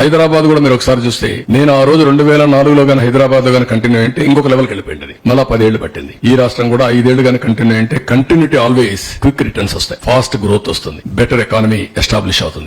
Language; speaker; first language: Telugu; native; Telugu